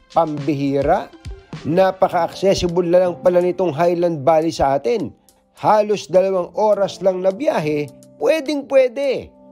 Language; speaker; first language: Filipino; native; Filipino